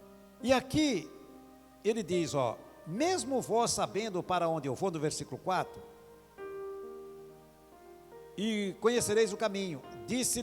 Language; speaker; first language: Portuguese; native; Portuguese